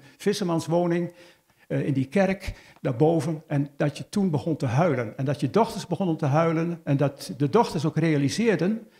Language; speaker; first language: Dutch; native; Dutch